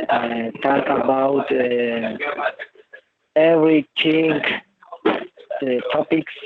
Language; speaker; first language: English; non-native, learner; Spanish